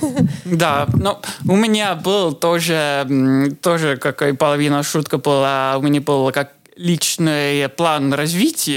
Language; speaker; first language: Russian; non-native, learner; Estonian